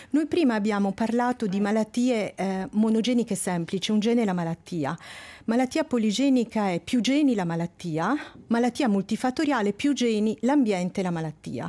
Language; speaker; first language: Italian; native; Italian